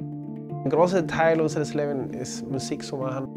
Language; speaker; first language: German; non-native, fluent; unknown